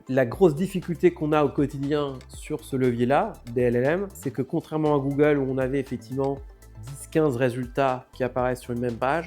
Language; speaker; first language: French; native; French